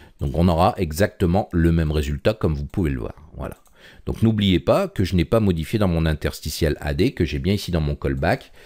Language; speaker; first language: French; native; French